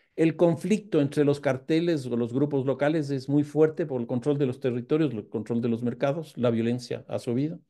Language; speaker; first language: Spanish; native; Spanish